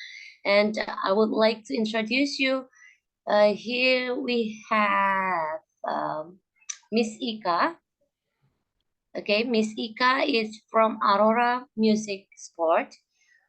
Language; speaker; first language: English; non-native, learner; Indonesian